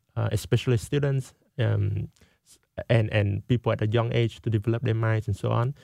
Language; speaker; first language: English; non-native, fluent; Vietnamese